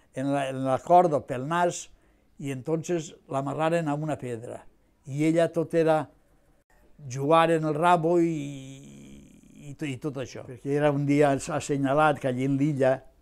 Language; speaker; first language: Catalan; native; Catalan